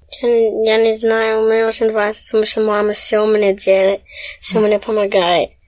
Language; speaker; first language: Russian; early bilingual, heritage; Russian